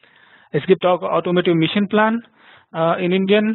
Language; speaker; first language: German; non-native, fluent; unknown